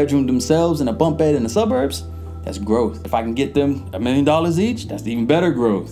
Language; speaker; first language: English; early bilingual, other home language; Jamaican Creole English